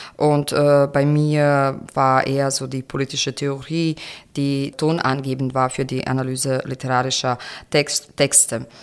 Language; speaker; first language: German; non-native, fluent; Croatian